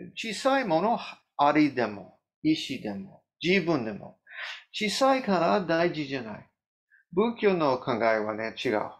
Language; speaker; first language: Japanese; non-native, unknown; English